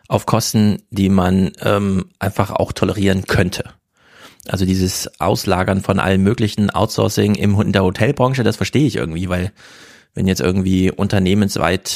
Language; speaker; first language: German; native; German